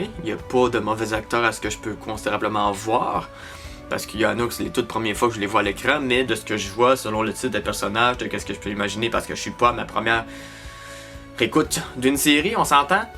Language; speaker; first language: French; native; French